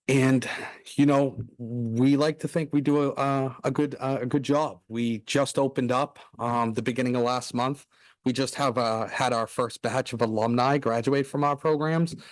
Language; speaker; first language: English; native; English